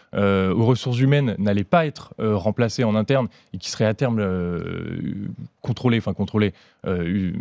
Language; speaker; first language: French; native; French